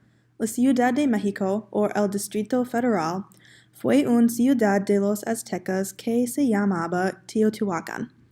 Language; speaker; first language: Spanish; non-native, learner; English